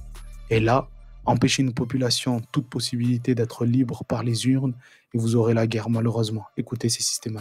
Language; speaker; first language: French; native; French